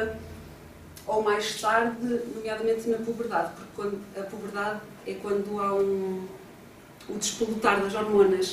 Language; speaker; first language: Portuguese; native; Portuguese